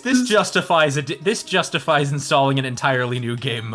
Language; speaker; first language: English; native; English